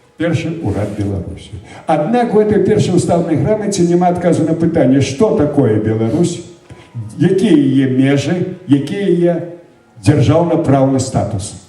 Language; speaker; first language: Belarusian; native; Belarusian